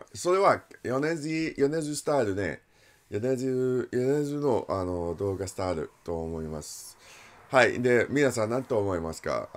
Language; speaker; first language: Japanese; non-native, learner; English